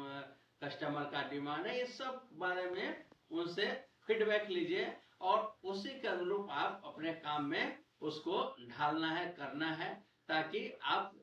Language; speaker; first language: Hindi; native; Hindi